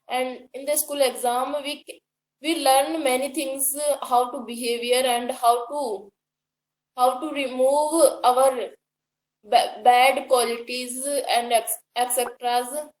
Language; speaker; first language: English; non-native, learner; Hindi